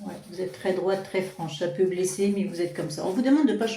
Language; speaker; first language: French; native; French